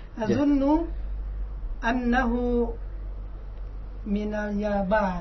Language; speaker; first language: Arabic; non-native, learner; Indonesian